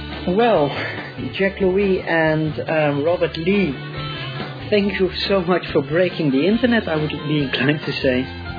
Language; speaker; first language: English; non-native, fluent; Dutch